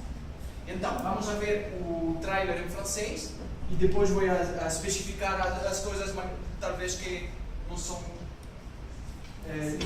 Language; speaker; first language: Portuguese; non-native, learner; French